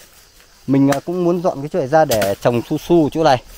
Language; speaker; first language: Vietnamese; native; Vietnamese